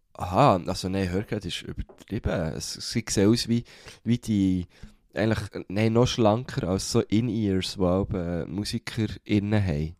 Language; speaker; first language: German; native; German